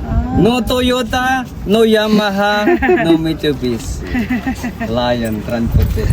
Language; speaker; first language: English; non-native, learner; Indonesian